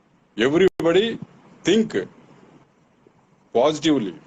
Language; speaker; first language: Hindi; non-native, local second language; Telugu